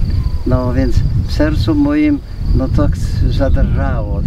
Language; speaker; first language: Polish; native; Polish